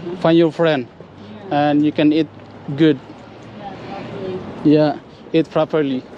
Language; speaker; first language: English; non-native, learner; Filipino